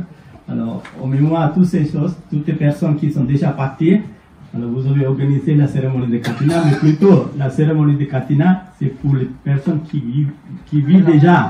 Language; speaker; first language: French; non-native, fluent; Sinhala